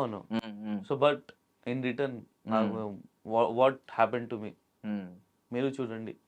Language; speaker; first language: Telugu; non-native, local second language; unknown